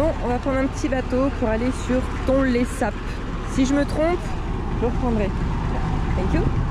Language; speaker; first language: French; native; French